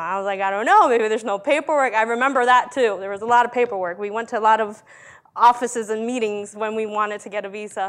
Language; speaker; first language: English; early bilingual, other home language; Spanish